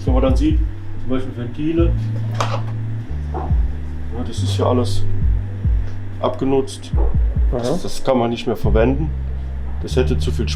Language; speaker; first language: German; native; German